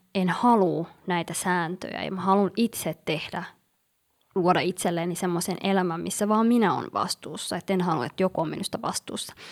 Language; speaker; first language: Finnish; early bilingual, other home language; Somali